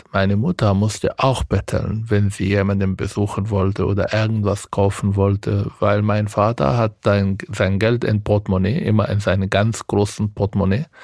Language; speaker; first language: German; non-native, fluent; Arabic